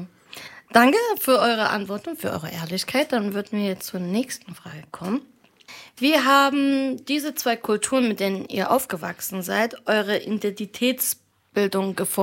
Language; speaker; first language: German; native; German